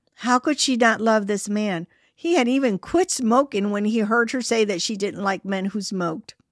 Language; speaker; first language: English; early bilingual, other home language; Spanish